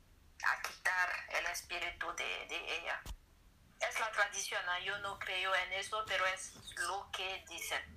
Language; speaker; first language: Spanish; non-native, learner; French